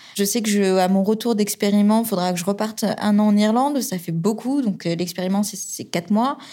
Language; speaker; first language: French; native; French